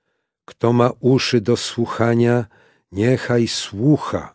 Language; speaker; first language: Polish; native; Polish